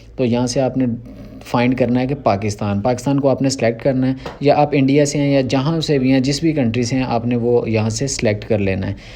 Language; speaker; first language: Urdu; non-native, local second language; Punjabi